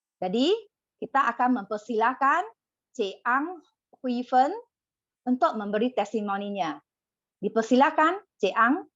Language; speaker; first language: Malay; non-native, local second language; Min Nan Chinese